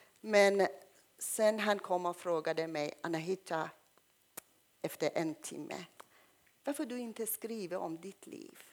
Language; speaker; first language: Swedish; non-native, fluent; Persian